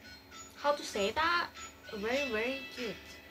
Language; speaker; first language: English; non-native, learner; Indonesian